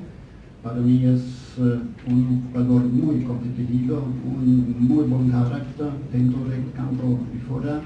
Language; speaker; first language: Spanish; non-native, fluent; German